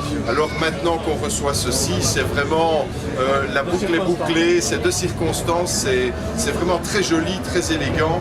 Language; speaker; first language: French; native; French